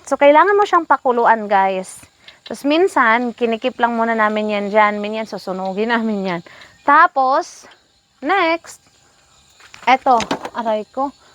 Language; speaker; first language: Filipino; non-native, local second language; Hiligaynon